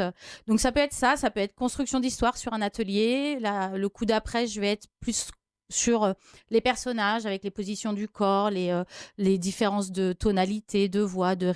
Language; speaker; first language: French; native; French